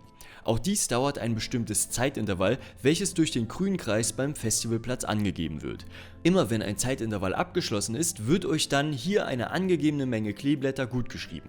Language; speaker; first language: German; native; German